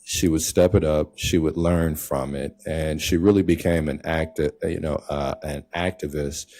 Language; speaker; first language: English; native; English